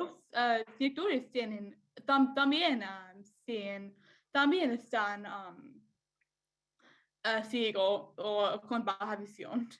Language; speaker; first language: Spanish; non-native, learner; English